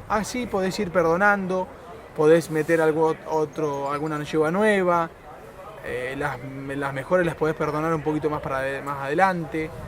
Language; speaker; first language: Spanish; native; Spanish